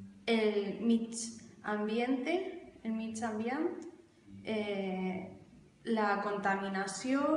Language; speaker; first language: Catalan; non-native, learner; Spanish